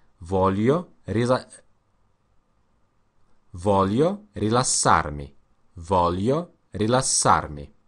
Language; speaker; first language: Italian; non-native, learner; Russian